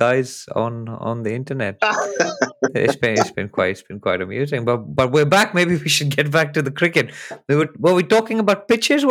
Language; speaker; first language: English; non-native, local second language; Hindi